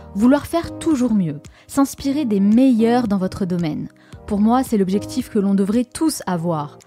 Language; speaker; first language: French; native; French